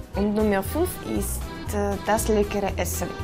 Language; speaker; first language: German; non-native, fluent; Russian